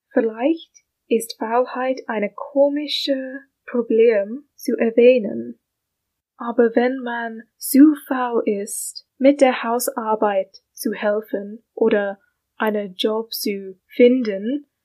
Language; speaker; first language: German; non-native, learner; English